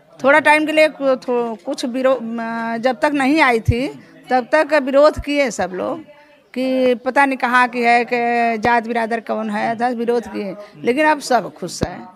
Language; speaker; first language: Hindi; native; Hindi